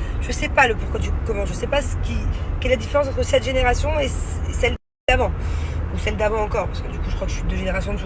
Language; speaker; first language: French; native; French